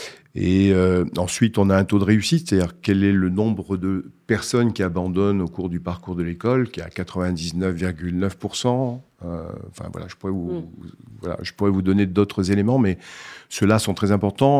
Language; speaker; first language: French; native; French